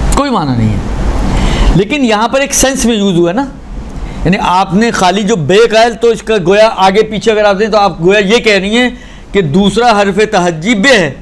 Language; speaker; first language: Urdu; non-native, local second language; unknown